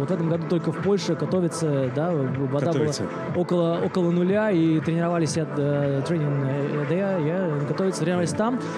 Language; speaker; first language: Russian; native; Russian